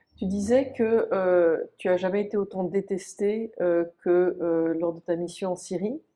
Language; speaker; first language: French; native; French